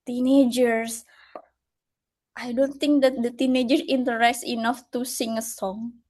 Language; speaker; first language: English; non-native, fluent; Indonesian